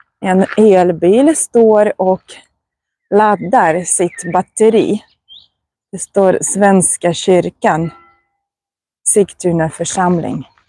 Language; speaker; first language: Swedish; non-native, fluent; Russian